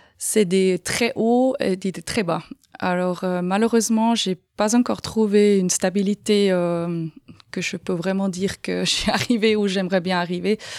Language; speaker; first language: French; non-native, fluent; Swiss German